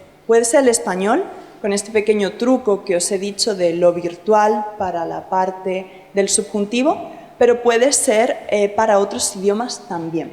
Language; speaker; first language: Spanish; native; Spanish